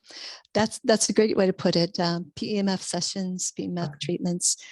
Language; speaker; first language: English; native; English